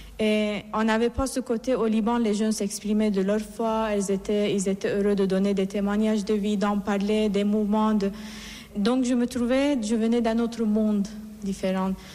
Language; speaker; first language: French; non-native, fluent; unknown